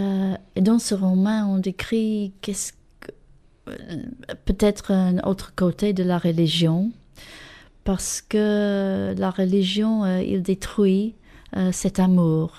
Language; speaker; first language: French; non-native, fluent; English